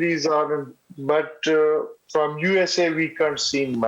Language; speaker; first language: English; non-native, learner; Pashto